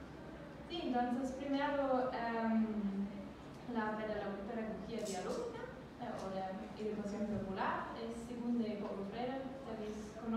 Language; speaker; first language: Spanish; non-native, learner; German